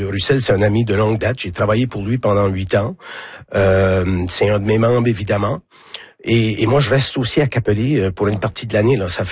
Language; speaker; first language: French; native; French